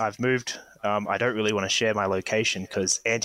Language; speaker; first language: English; native; English